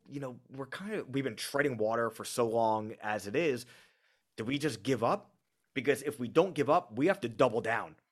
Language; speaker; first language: English; native; English